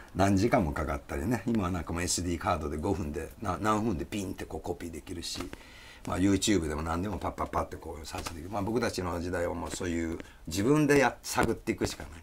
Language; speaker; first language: Japanese; early bilingual, heritage; Danish